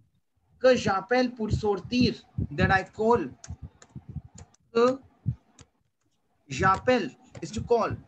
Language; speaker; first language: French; non-native, fluent; Hindi